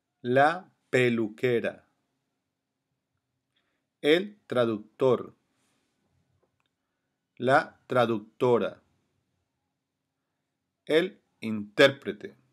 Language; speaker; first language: Spanish; non-native, learner; English